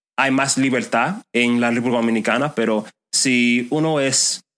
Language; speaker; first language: Spanish; non-native, fluent; English